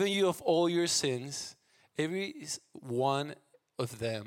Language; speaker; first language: English; non-native, fluent; Spanish